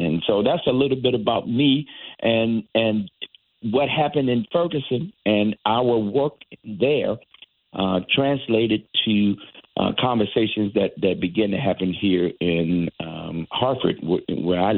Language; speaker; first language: English; native; English